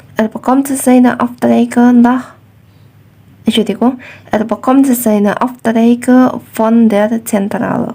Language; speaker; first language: German; non-native, fluent; Indonesian